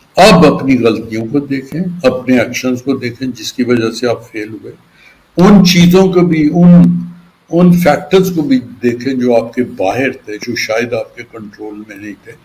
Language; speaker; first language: Urdu; non-native, local second language; Punjabi